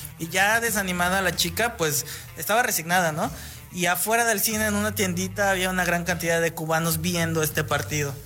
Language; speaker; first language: Spanish; native; Spanish